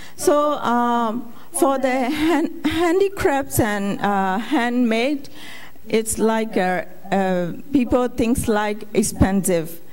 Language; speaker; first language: English; non-native, fluent; Burmese